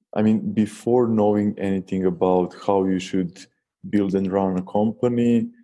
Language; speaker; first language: English; non-native, fluent; Serbian